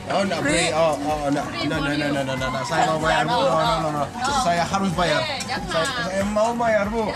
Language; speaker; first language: Indonesian; non-native, learner; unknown